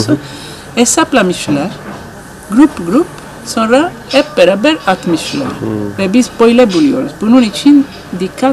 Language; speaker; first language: Turkish; non-native, learner; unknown